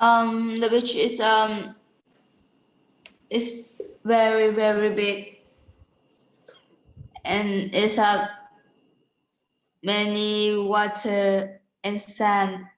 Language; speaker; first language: English; non-native, learner; Vietnamese